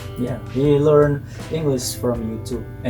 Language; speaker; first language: English; non-native, learner; Indonesian